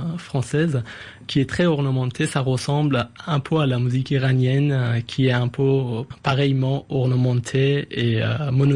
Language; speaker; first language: French; non-native, fluent; Persian